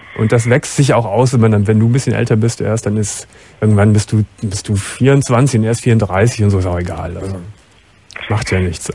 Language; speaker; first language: German; native; German